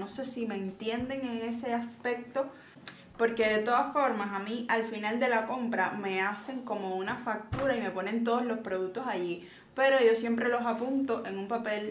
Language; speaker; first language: Spanish; native; Spanish